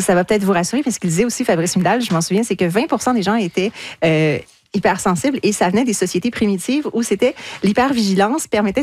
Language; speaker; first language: French; native; French